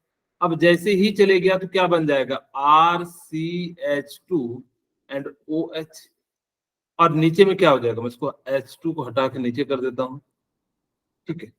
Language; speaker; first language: Hindi; native; Hindi